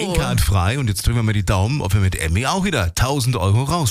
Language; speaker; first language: German; native; German